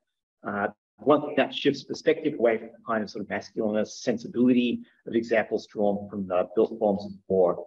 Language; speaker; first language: English; native; English